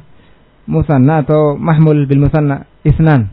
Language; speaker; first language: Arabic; non-native, fluent; Indonesian